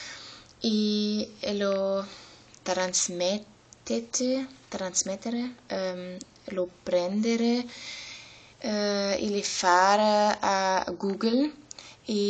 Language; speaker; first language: Italian; non-native, learner; German